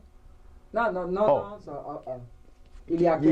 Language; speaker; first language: French; non-native, learner; Spanish